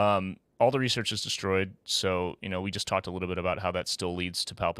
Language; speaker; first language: English; native; English